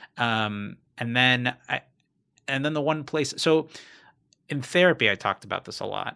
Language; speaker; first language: English; native; English